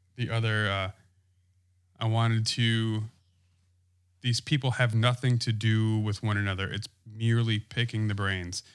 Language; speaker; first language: English; native; English